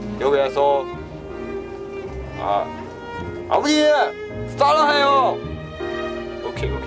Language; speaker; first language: Korean; non-native, learner; Chinese